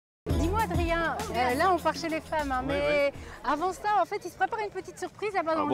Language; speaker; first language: French; native; French